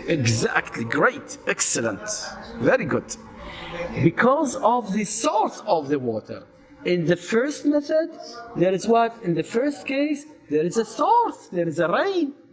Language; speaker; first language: English; non-native, fluent; Arabic